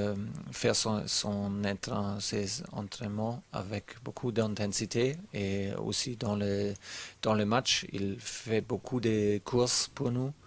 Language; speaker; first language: French; non-native, learner; German